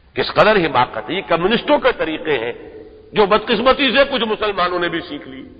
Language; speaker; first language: Urdu; native; Urdu